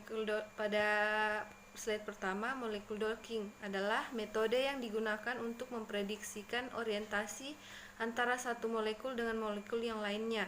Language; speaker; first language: Indonesian; native; Indonesian